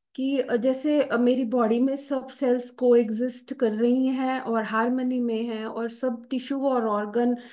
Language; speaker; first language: Hindi; native; Hindi